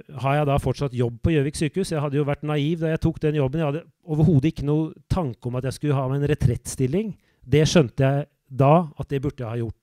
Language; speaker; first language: Norwegian; native; Norwegian